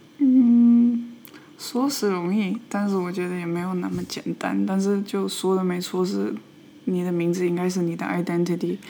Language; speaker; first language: Chinese; non-native, fluent; Dutch